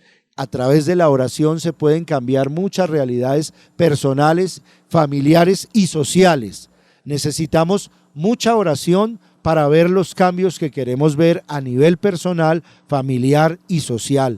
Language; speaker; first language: Spanish; native; Spanish